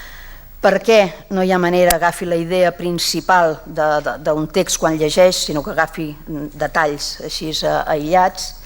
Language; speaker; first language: Catalan; native; Catalan